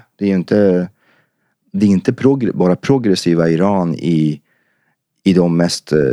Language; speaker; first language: Swedish; early bilingual, other home language; Persian